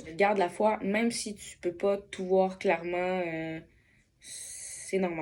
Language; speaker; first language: French; native; French